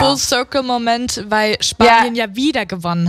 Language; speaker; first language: German; native; German